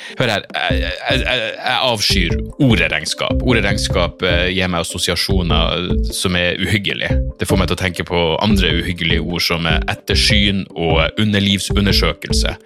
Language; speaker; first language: Norwegian; native; Norwegian